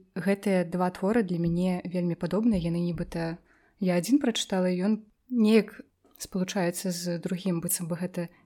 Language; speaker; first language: Belarusian; native; Belarusian